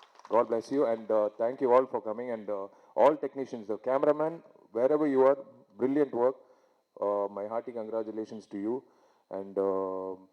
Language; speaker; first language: English; non-native, local second language; Tamil